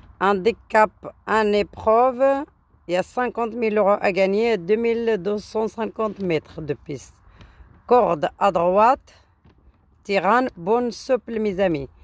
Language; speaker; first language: French; non-native, learner; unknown